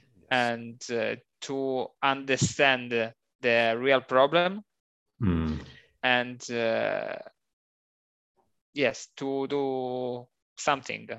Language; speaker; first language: English; non-native, learner; Italian